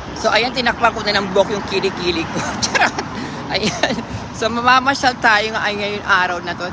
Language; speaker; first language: Filipino; native; Filipino